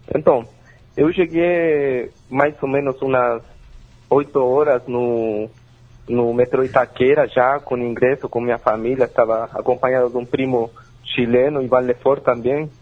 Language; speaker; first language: Portuguese; non-native, fluent; Spanish